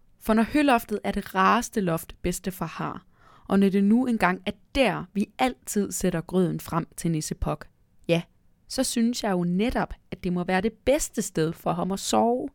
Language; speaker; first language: Danish; native; Danish